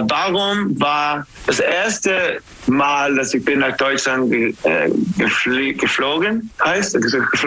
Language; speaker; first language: German; non-native, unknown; English